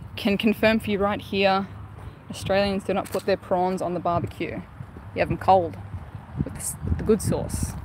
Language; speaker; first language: English; native; English